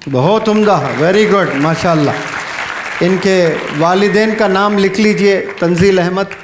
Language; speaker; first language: Urdu; native; Urdu